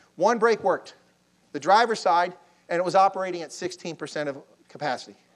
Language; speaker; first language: English; native; English